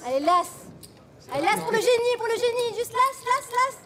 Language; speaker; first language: French; native; French